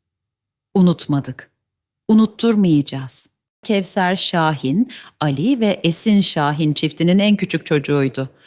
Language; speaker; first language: Turkish; native; Turkish